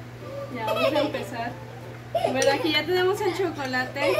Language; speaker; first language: Spanish; native; Spanish